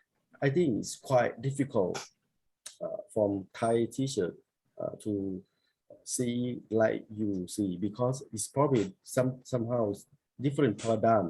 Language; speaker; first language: English; non-native, learner; Thai